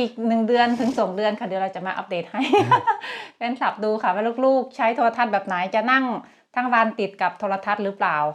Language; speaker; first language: Thai; native; Thai